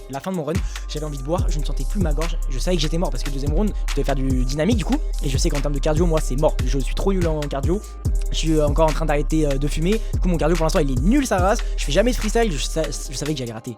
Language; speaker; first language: French; native; French